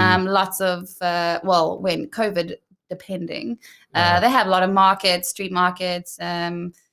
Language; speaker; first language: English; native; English